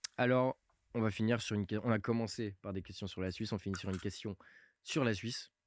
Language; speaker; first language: French; early bilingual, other home language; Portuguese